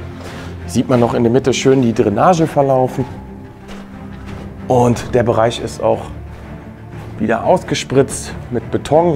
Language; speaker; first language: German; native; German